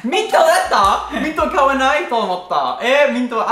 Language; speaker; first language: Japanese; non-native, learner; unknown